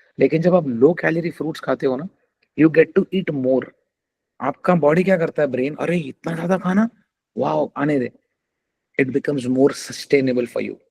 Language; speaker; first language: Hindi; non-native, local second language; Telugu